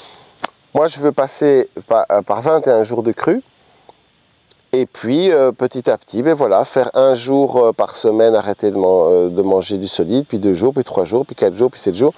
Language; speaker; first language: French; native; French